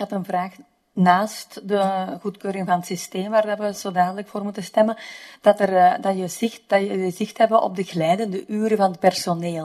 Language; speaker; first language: Dutch; native; Dutch